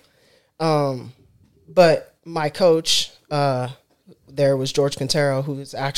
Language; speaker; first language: English; native; English